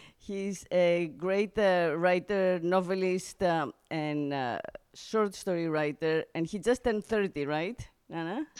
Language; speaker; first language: English; non-native, fluent; Greek